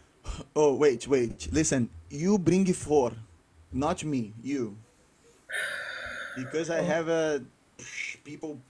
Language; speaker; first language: English; non-native, learner; Portuguese